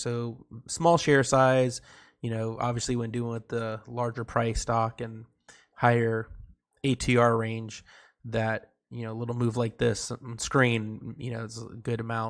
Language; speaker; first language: English; native; English